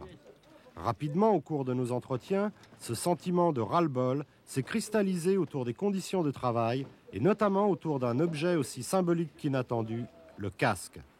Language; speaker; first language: French; native; French